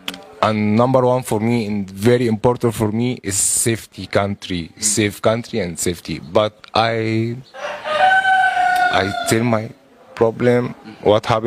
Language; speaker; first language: English; non-native, learner; Arabic